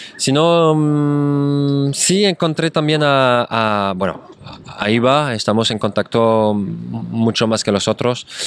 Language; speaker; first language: Spanish; non-native, fluent; French